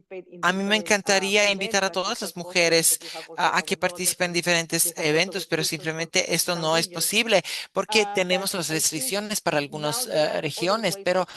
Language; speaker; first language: Spanish; non-native, fluent; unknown